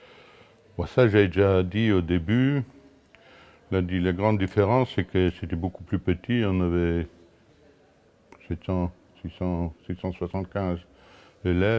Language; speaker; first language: French; non-native, local second language; Luxembourgish